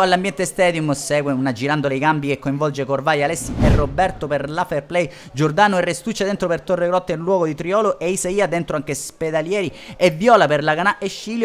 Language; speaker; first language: Italian; native; Italian